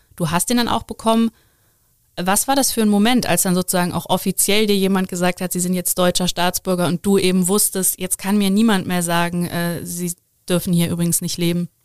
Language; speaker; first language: German; native; German